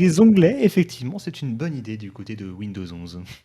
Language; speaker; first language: French; native; French